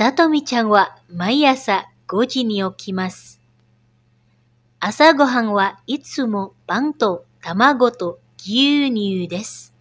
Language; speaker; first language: Japanese; non-native, fluent; Indonesian